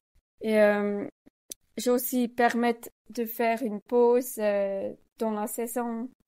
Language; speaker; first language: French; non-native, learner; Swiss German